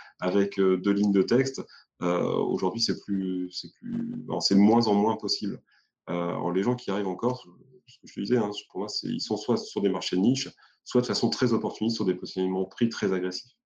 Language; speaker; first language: French; native; French